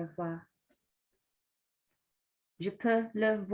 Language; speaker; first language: French; non-native, learner; English